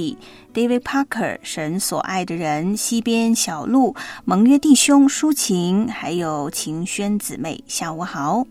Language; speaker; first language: Chinese; native; Chinese